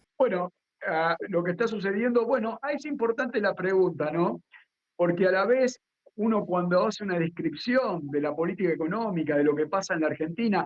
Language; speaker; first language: Spanish; native; Spanish